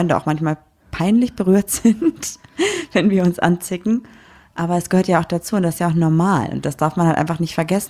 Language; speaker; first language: German; native; German